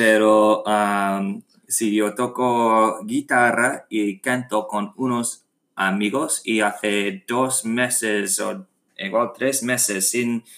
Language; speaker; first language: Spanish; non-native, learner; English